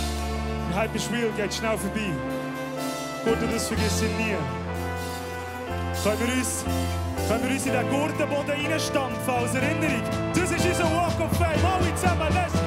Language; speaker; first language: German; native; German